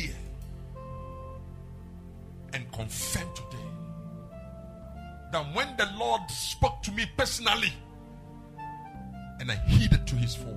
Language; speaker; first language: English; non-native, local second language; Akan